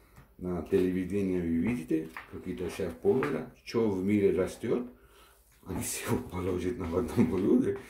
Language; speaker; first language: Russian; non-native, learner; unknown